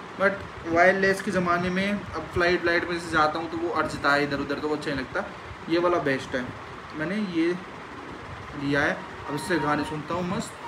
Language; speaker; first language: Hindi; native; Hindi